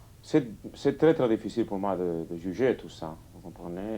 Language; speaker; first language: French; non-native, fluent; Catalan